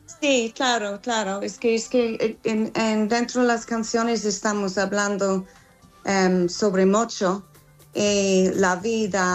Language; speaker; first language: Spanish; non-native, learner; English